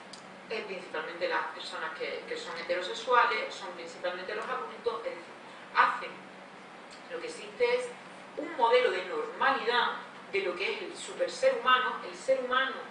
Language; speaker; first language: Spanish; native; Spanish